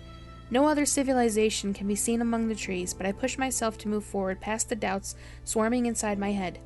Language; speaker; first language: English; native; English